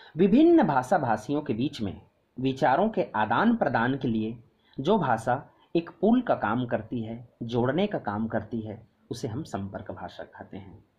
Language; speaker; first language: Hindi; native; Hindi